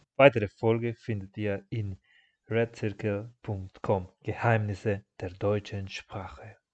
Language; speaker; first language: German; non-native, fluent; Spanish